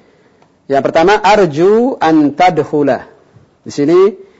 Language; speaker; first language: Indonesian; native; Indonesian